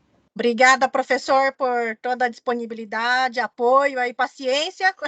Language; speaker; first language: Portuguese; native; Portuguese